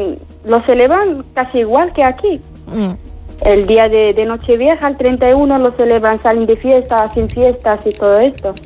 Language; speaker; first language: Spanish; non-native, fluent; Arabic